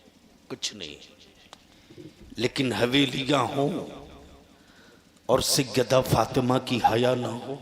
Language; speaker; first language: Hindi; native; Hindi